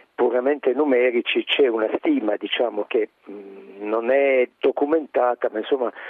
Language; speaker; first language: Italian; native; Italian